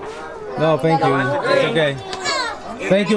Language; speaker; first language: English; non-native, learner; Polish